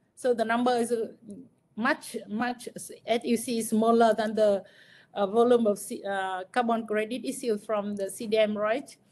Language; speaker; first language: English; non-native, fluent; Vietnamese